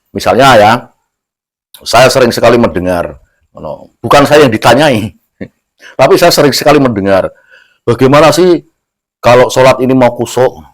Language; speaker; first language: Indonesian; non-native, local second language; Javanese